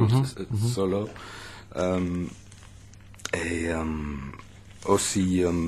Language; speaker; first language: French; non-native, learner; English